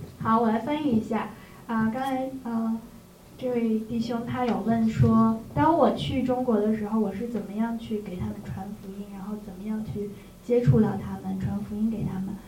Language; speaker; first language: Chinese; native; Chinese